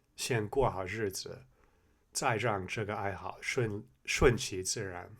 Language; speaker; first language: Chinese; non-native, fluent; English